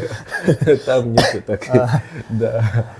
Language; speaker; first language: Russian; non-native, learner; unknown